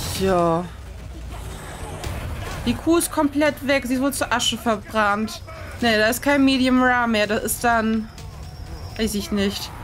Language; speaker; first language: German; native; German